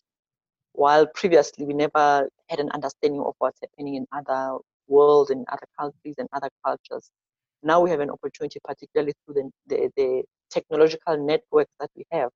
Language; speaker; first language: English; non-native, local second language; Zulu